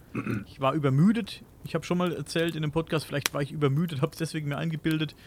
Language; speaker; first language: German; native; German